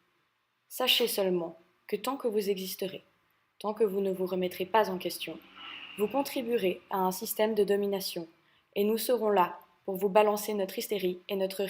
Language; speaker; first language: French; native; French